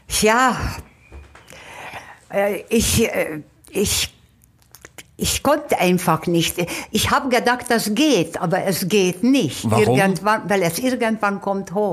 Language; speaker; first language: German; non-native, fluent; Hungarian